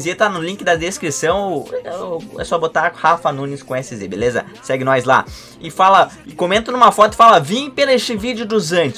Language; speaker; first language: Portuguese; native; Portuguese